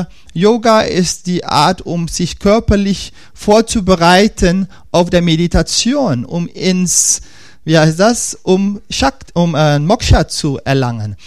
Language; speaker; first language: German; non-native, fluent; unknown